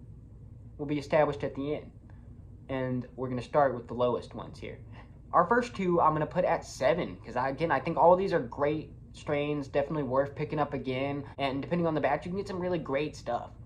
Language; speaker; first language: English; native; English